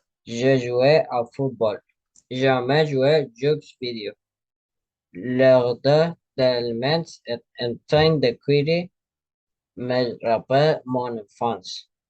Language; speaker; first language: French; non-native, learner; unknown